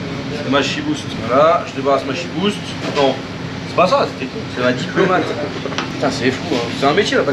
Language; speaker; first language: French; native; French